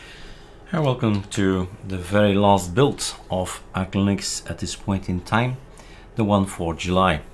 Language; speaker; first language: English; non-native, fluent; Dutch